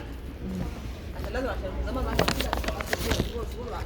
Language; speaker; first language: Arabic; native; Arabic